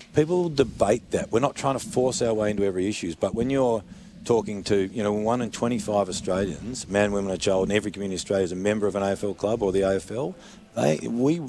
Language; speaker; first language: English; native; English